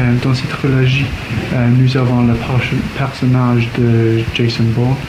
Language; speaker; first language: French; non-native, learner; English